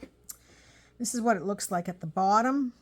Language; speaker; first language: English; native; English